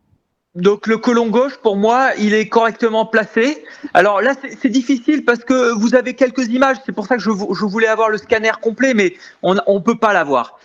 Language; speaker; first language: French; native; French